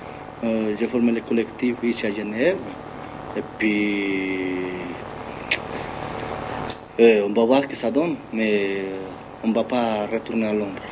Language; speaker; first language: French; non-native, fluent; Spanish